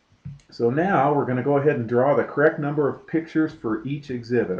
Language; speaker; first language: English; native; English